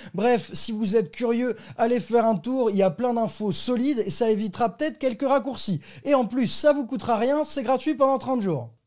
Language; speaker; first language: French; native; French